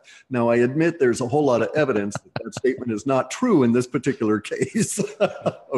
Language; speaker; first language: English; native; English